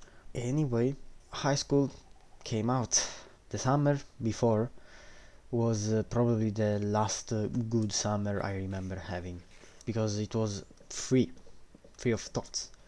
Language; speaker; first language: English; non-native, fluent; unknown